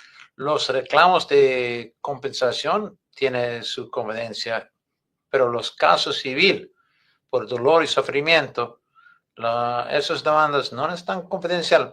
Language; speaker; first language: Spanish; non-native, fluent; English